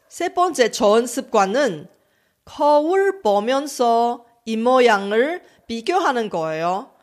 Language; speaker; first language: Korean; non-native, local second language; Chinese